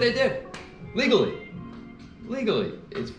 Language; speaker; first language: English; native; English